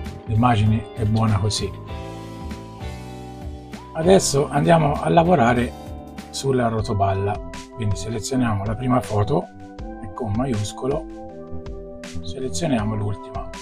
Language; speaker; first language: Italian; native; Italian